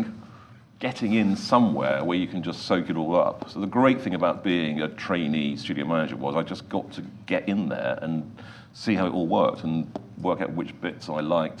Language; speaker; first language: English; native; English